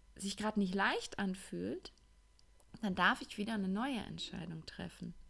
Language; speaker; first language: German; native; German